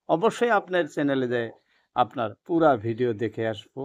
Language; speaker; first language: Bangla; non-native, local second language; Assamese